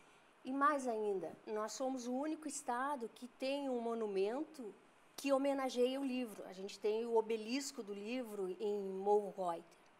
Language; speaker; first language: Portuguese; native; Portuguese